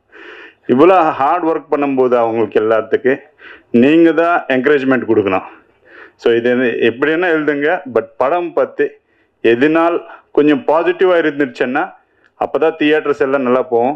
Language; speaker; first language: Tamil; non-native, learner; Telugu